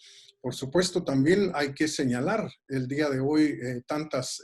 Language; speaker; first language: Spanish; native; Spanish